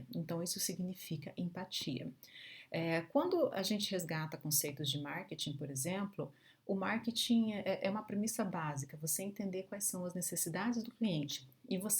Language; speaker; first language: Portuguese; native; Portuguese